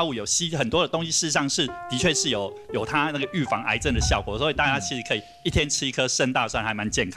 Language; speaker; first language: Chinese; native; Chinese